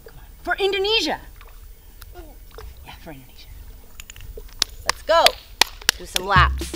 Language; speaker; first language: English; non-native, fluent; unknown